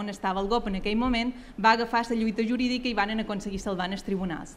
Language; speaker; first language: Catalan; native; Catalan